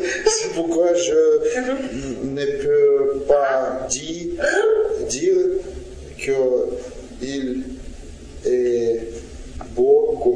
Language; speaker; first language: French; non-native, learner; Russian